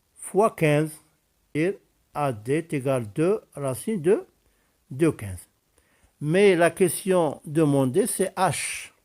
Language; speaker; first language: French; non-native, local second language; Arabic